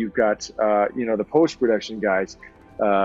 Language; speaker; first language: English; native; English